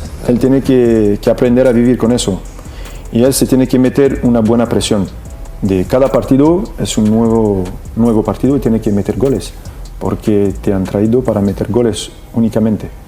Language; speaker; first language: Spanish; non-native, fluent; French